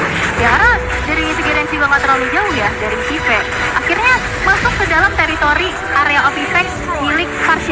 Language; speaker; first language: Indonesian; native; Indonesian